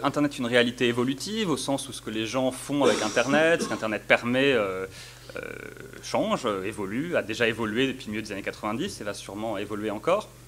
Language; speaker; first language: French; native; French